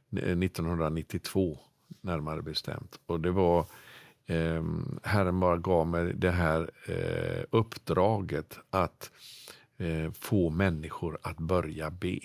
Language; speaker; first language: Swedish; native; Swedish